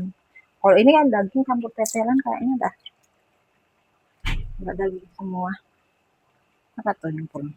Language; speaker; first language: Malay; non-native, local second language; Indonesian